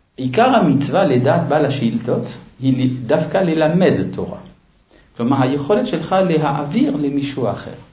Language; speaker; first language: Hebrew; non-native, fluent; Spanish